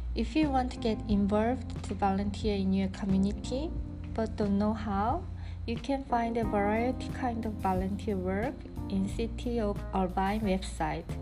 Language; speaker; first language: English; non-native, learner; Korean